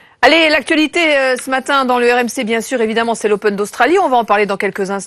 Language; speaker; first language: French; native; French